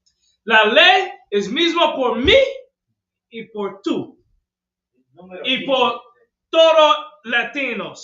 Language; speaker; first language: Spanish; non-native, learner; English